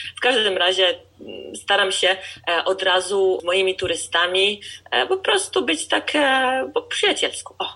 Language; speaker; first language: Polish; early bilingual, heritage; Polish